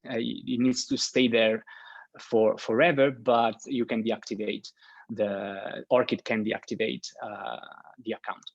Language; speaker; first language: English; non-native, fluent; Italian